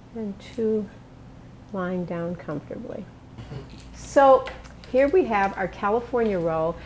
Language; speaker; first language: English; native; English